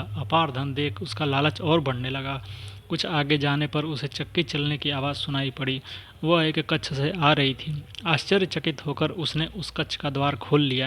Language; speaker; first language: Hindi; native; Hindi